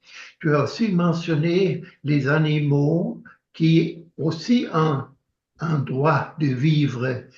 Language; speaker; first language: French; non-native, learner; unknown